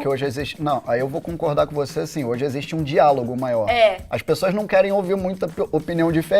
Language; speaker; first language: Portuguese; native; Portuguese